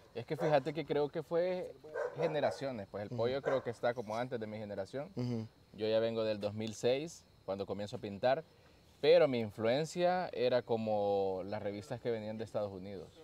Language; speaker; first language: Spanish; native; Spanish